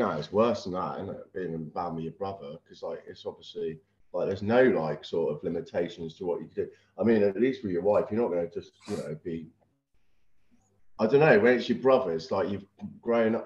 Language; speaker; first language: English; native; English